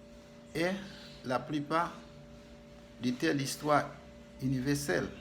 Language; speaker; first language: French; non-native, learner; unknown